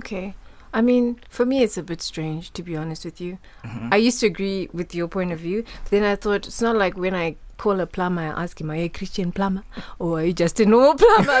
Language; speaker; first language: English; non-native, local second language; Shona